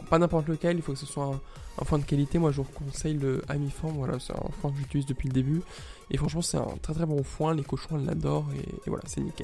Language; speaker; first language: French; native; French